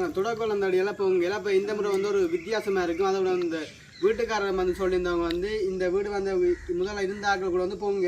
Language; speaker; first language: Tamil; native; Tamil